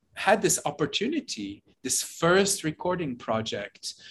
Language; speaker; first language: English; non-native, fluent; Hebrew